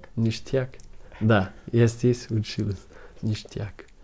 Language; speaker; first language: Russian; non-native, fluent; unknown